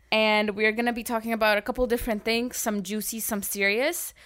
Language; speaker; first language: English; early bilingual, other home language; Arabic